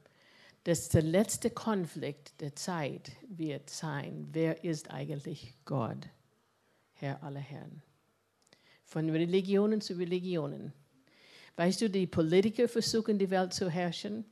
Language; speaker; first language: German; non-native, fluent; English